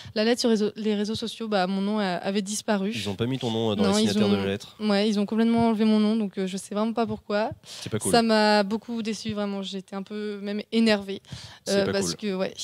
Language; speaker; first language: French; native; French